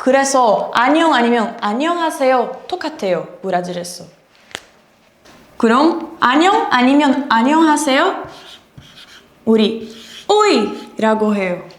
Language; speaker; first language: Korean; non-native, learner; Portuguese